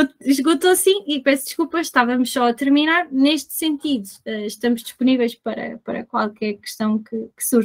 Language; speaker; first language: Portuguese; native; Portuguese